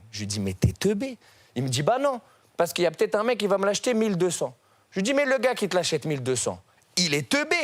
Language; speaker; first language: French; native; French